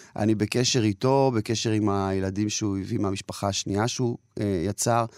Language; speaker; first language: Hebrew; native; Hebrew